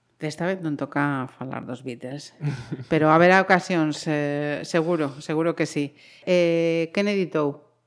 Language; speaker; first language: Galician; non-native, local second language; Spanish